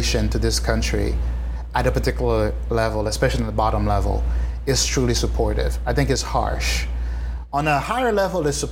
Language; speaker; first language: English; non-native, fluent; Haitian Creole